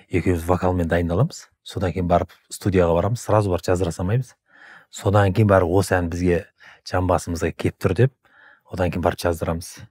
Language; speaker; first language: Kazakh; native; Kazakh